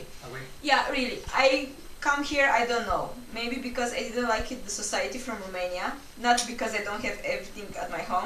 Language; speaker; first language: English; non-native, local second language; Romanian